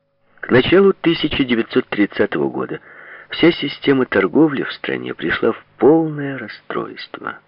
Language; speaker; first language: Russian; native; Russian